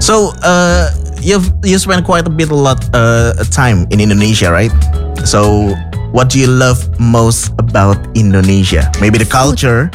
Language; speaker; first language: English; non-native, fluent; Indonesian